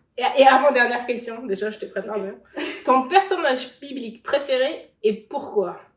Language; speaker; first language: French; native; French